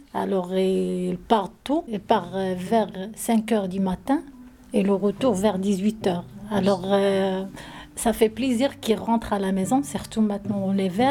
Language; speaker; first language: French; non-native, learner; Arabic